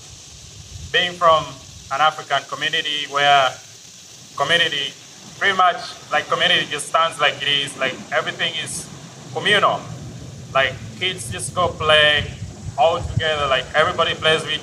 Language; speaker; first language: English; non-native, local second language; Ganda